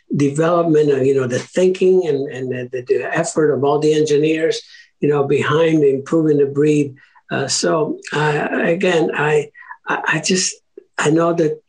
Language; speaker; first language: English; early bilingual, other home language; Italian